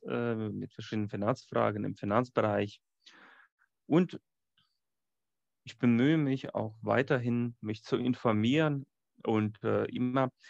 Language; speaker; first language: German; non-native, fluent; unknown